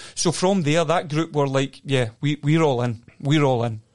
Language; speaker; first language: English; native; English